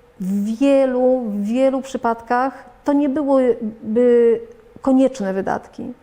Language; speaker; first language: Polish; native; Polish